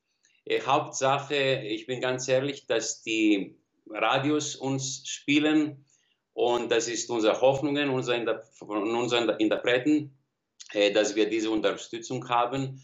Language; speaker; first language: German; non-native, learner; Greek